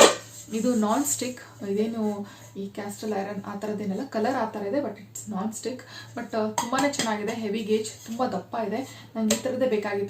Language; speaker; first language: Kannada; native; Kannada